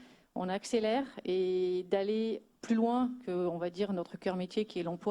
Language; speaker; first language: French; native; French